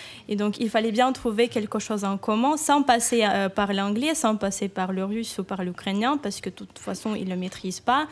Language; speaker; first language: French; non-native, fluent; Ukrainian